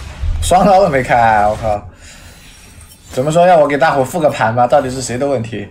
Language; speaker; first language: Chinese; native; Chinese